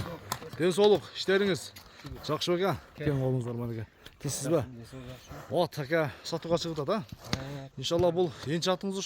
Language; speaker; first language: Kyrgyz; native; Kyrgyz